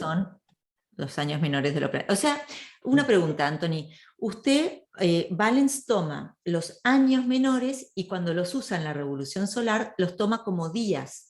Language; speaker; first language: Spanish; native; Spanish